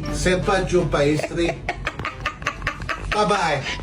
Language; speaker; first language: Indonesian; non-native, learner; English